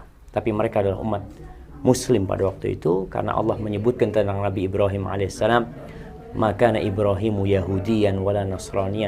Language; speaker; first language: Indonesian; native; Indonesian